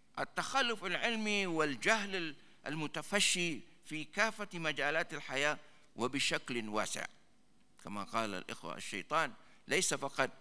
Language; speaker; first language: Arabic; non-native, fluent; Malay